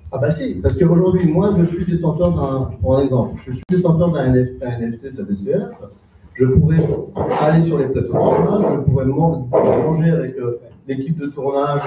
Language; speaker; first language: French; native; French